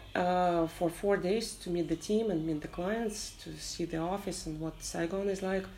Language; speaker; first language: English; non-native, fluent; Russian